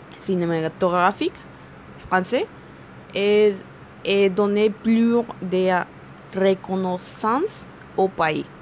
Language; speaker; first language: French; non-native, learner; Spanish